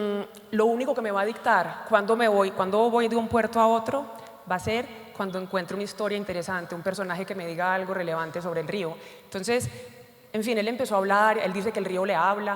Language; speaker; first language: Spanish; native; Spanish